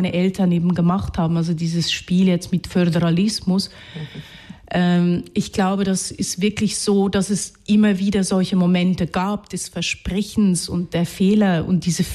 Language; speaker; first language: German; non-native, fluent; Hungarian